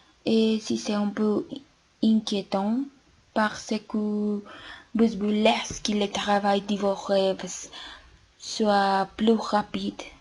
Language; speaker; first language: French; non-native, learner; Spanish